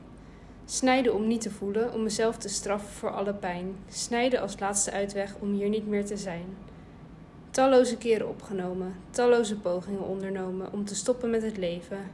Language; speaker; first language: Dutch; native; Dutch